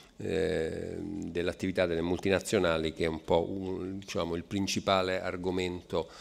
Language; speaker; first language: Italian; native; Italian